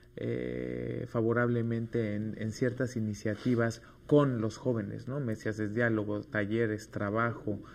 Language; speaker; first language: Spanish; native; Spanish